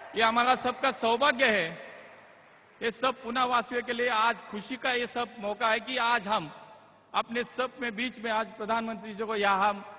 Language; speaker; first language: Hindi; non-native, local second language; Marathi